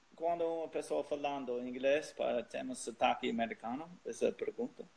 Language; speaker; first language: Portuguese; non-native, learner; English